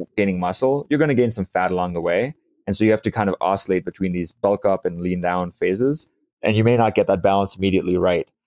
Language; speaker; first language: English; native; English